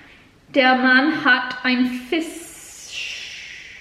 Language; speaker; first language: German; non-native, learner; English